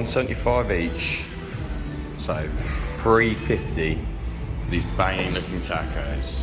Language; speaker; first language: English; native; English